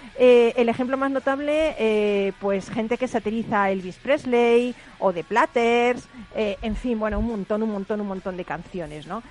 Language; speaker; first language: Spanish; native; Spanish